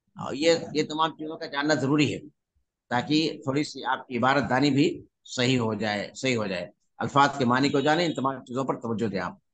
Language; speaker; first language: Urdu; native; Urdu